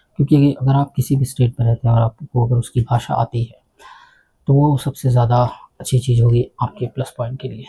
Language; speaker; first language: Hindi; native; Hindi